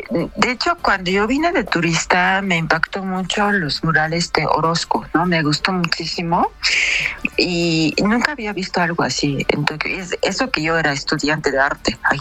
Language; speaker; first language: Spanish; non-native, fluent; Japanese